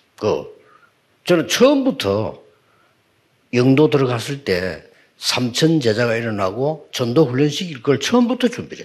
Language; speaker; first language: Korean; native; Korean